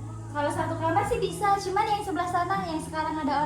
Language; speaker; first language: Indonesian; native; Indonesian